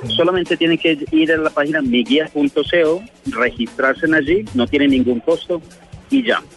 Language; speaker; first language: Spanish; early bilingual, heritage; Spanish